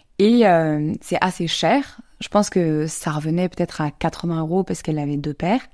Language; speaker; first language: French; native; French